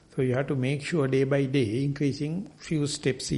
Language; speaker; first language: English; non-native, local second language; Sinhala